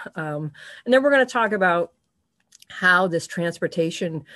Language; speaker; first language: English; native; English